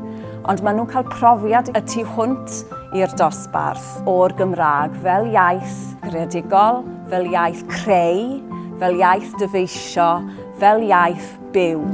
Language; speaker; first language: Welsh; native; Welsh